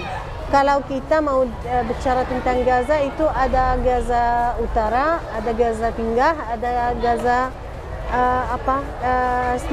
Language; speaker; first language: Indonesian; non-native, fluent; Arabic